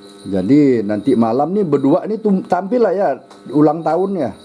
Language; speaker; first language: Indonesian; native; Indonesian